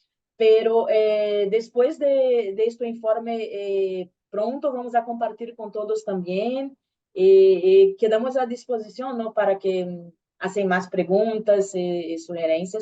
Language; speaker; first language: Spanish; non-native, learner; Portuguese